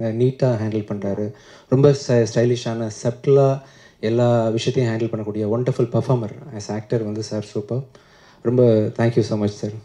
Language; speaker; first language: Tamil; native; Tamil